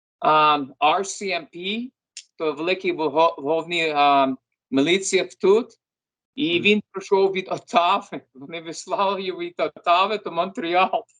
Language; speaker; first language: Ukrainian; early bilingual, heritage; English